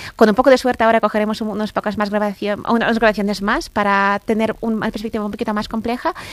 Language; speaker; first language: Spanish; non-native, fluent; Russian